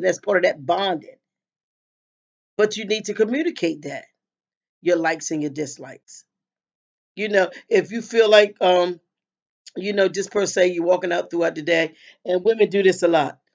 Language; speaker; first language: English; native; English